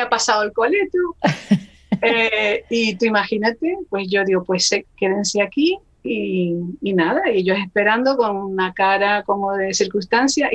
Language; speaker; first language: Spanish; native; Spanish